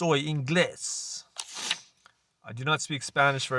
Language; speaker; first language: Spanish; non-native, learner; English